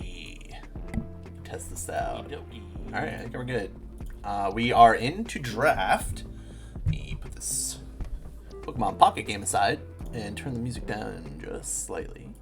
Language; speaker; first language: English; native; English